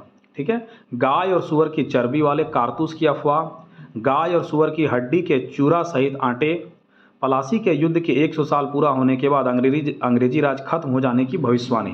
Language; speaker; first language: Hindi; native; Hindi